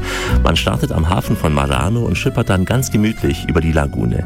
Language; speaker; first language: German; native; German